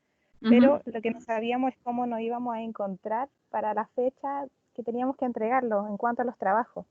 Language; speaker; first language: Spanish; native; Spanish